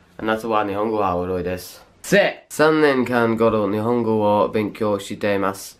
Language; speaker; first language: Japanese; non-native, learner; English